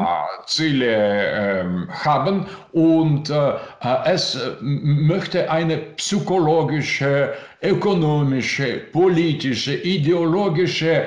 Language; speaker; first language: German; non-native, learner; Russian